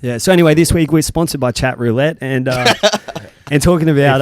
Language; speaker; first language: English; native; English